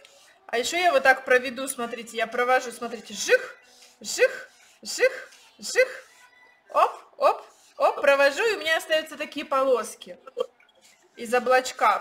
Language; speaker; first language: Russian; native; Russian